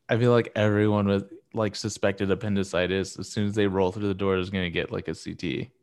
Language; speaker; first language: English; early bilingual, other home language; Spanish